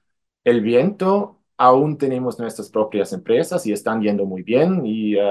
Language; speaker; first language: Spanish; non-native, fluent; German